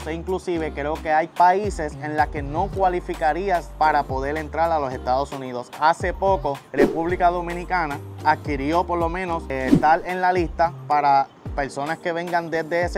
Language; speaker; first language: Spanish; native; Spanish